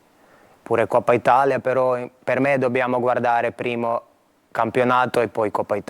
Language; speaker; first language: Italian; non-native, fluent; Croatian